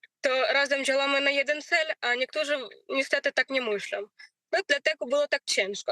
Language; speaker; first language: Polish; non-native, learner; Ukrainian